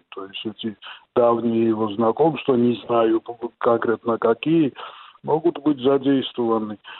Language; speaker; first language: Russian; non-native, local second language; Georgian